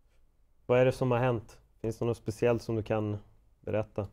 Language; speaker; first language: Swedish; native; Swedish